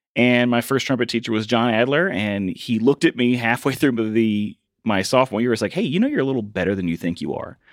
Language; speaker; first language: English; native; English